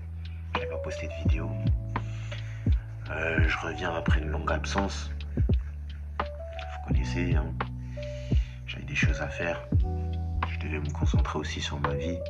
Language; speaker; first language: French; native; French